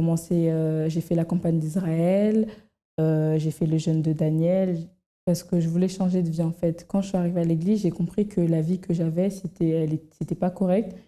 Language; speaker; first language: French; native; French